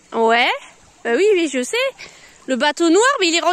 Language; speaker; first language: French; native; French